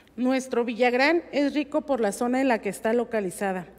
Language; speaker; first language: Spanish; native; Spanish